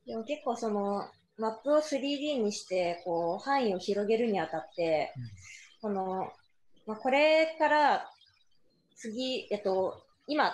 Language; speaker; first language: Japanese; native; Japanese